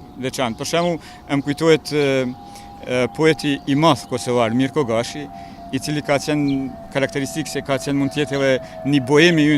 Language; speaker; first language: Albanian; native; Albanian